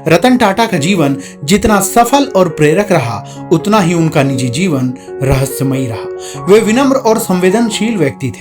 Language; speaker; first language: Hindi; native; Hindi